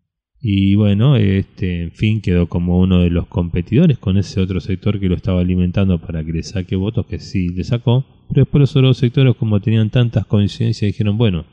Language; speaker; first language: Spanish; native; Spanish